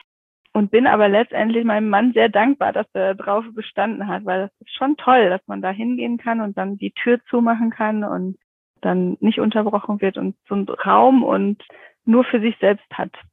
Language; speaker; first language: German; native; German